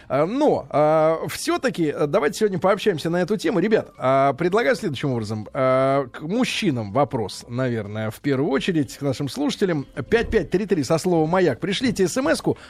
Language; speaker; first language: Russian; native; Russian